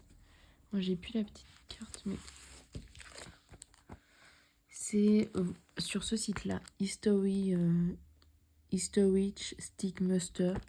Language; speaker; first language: French; native; French